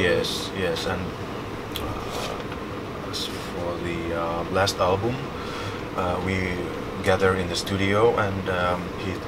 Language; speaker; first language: English; non-native, fluent; Finnish